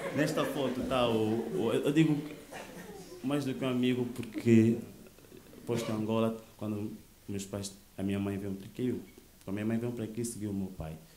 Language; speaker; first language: Portuguese; native; Portuguese